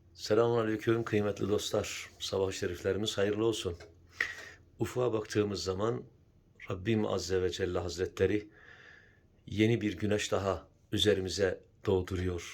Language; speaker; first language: Turkish; native; Turkish